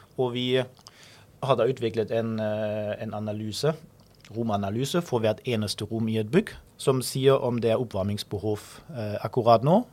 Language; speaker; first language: Norwegian; non-native, fluent; German